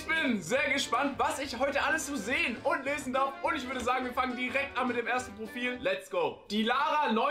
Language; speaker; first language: German; native; German